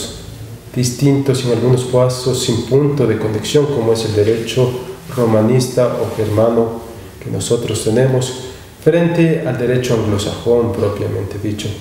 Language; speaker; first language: Spanish; native; Spanish